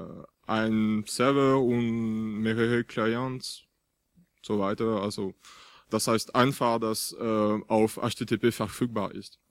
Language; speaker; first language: German; non-native, fluent; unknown